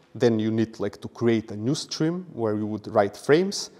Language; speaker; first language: English; non-native, fluent; Macedonian